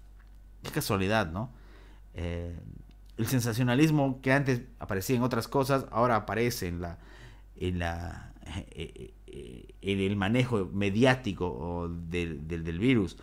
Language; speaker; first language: Spanish; native; Spanish